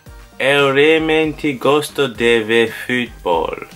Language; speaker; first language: Portuguese; non-native, learner; English